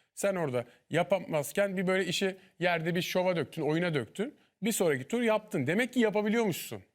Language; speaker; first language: Turkish; native; Turkish